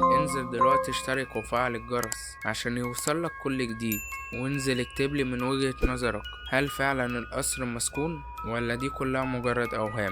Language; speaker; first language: Arabic; native; Arabic